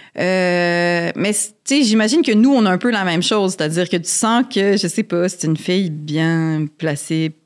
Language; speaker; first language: French; native; French